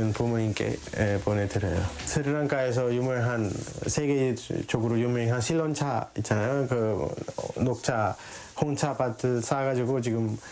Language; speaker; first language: Korean; non-native, fluent; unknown